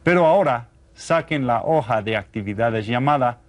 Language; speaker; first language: Spanish; non-native, fluent; English